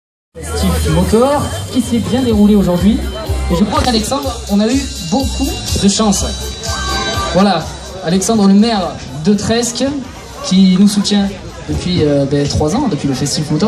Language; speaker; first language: French; native; French